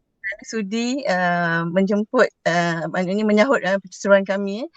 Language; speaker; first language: Malay; native; Malay